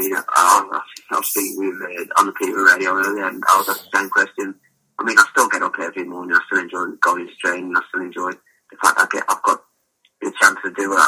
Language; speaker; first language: English; native; English